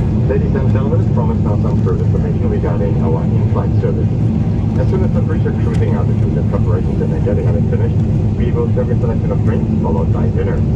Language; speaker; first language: English; non-native, fluent; German